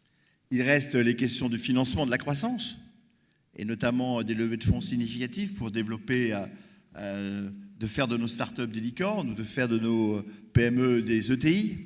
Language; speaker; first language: French; native; French